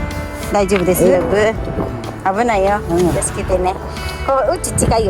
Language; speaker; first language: Japanese; non-native, learner; Filipino